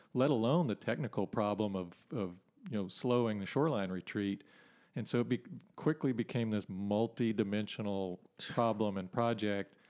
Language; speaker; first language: English; native; English